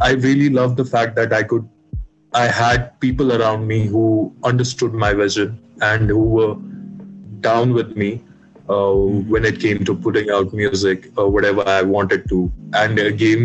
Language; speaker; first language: English; non-native, local second language; Kashmiri